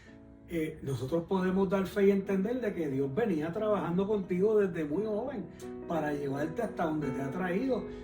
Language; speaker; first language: Spanish; native; Spanish